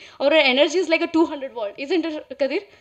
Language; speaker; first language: Tamil; non-native, learner; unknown